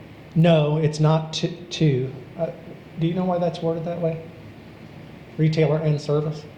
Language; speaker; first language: English; native; English